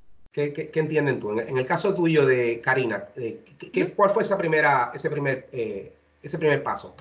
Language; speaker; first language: Spanish; non-native, local second language; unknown